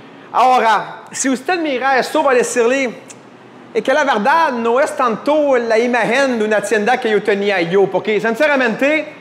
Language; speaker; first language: Spanish; non-native, fluent; French